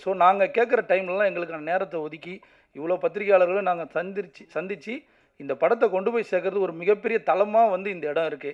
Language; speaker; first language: Tamil; native; Tamil